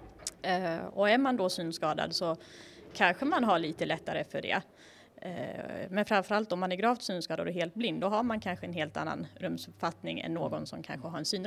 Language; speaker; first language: Swedish; native; Swedish